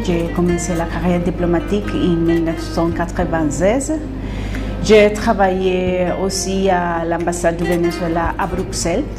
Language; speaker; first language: French; non-native, fluent; Spanish